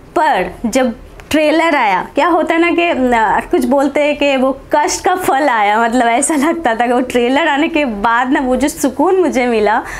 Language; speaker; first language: Hindi; non-native, local second language; Bangla